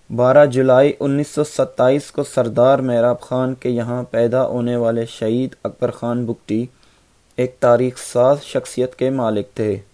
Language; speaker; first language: Urdu; non-native, local second language; Baluchi